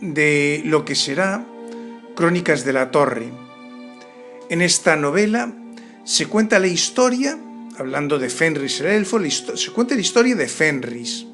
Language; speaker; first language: Spanish; native; Spanish